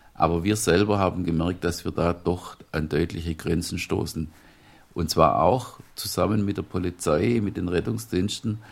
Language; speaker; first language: German; native; German